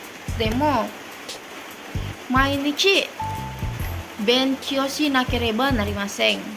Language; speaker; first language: Japanese; non-native, learner; Indonesian